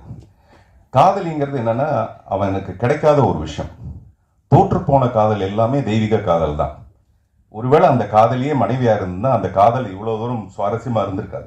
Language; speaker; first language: Tamil; native; Tamil